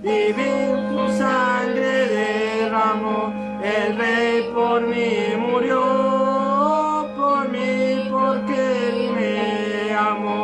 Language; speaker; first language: Spanish; native; Spanish